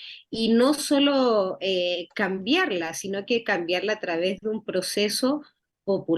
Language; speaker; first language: Spanish; native; Spanish